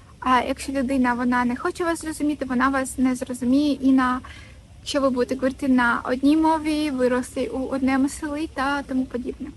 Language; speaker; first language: Ukrainian; non-native, local second language; Russian